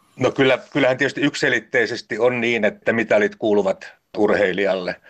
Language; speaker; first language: Finnish; native; Finnish